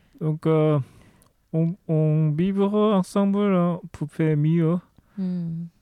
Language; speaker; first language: French; non-native, learner; Korean